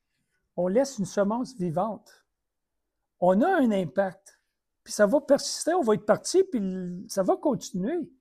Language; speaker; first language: French; native; French